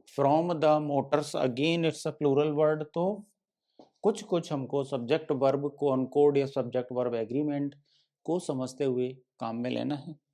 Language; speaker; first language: Hindi; native; Hindi